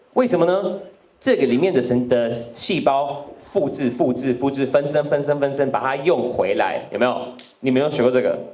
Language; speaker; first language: Chinese; non-native, fluent; English